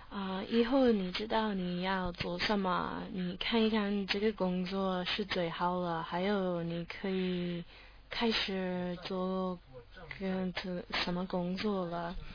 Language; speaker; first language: Chinese; non-native, learner; English